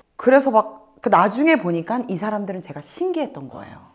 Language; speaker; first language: Korean; native; Korean